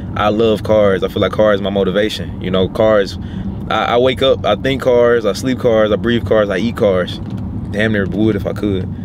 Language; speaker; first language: English; native; English